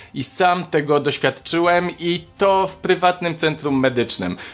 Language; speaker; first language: Polish; native; Polish